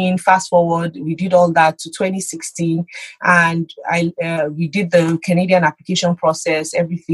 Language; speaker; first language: English; non-native, local second language; Yoruba